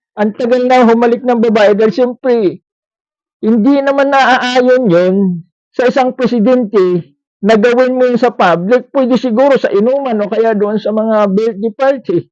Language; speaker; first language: Filipino; non-native, local second language; Cebuano